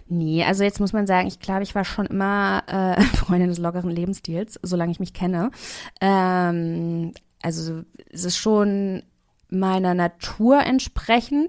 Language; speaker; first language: German; native; German